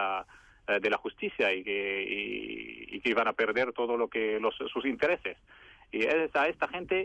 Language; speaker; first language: Spanish; non-native, fluent; Arabic